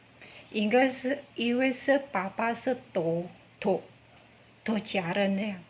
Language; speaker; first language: Chinese; non-native, learner; Indonesian